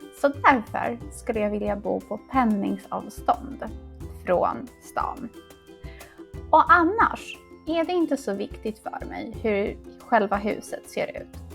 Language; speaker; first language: Swedish; non-native, fluent; Polish